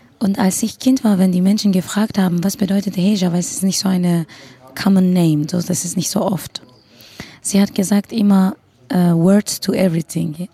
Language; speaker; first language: German; non-native, fluent; Kurdish